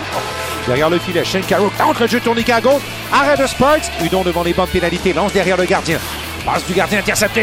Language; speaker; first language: French; native; French